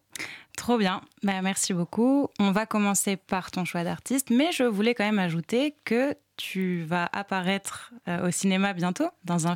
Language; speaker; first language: French; native; French